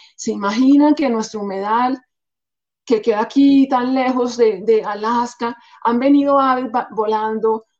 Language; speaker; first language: Spanish; native; Spanish